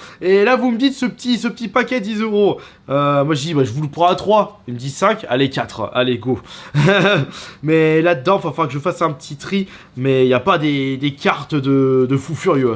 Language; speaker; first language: French; native; French